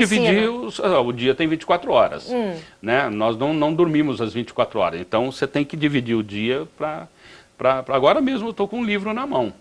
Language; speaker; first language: Portuguese; native; Portuguese